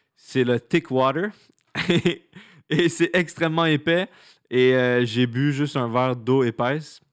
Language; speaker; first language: French; native; French